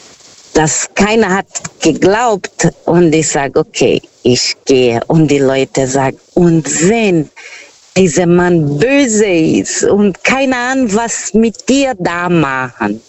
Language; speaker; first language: German; non-native, fluent; Portuguese